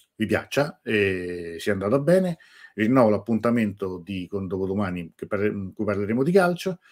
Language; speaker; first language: Italian; native; Italian